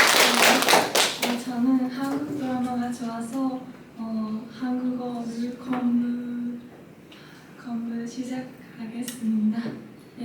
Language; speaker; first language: Korean; non-native, learner; Japanese